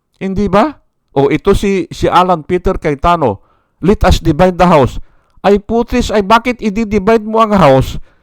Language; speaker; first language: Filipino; native; Filipino